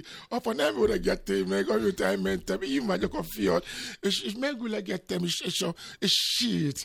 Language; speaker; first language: Hungarian; non-native, learner; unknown